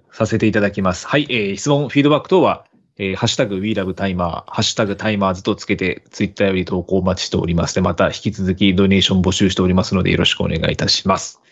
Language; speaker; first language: Japanese; native; Japanese